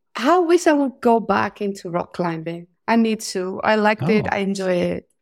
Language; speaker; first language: English; non-native, fluent; Greek